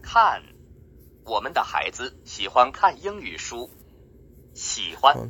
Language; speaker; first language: Chinese; non-native, learner; English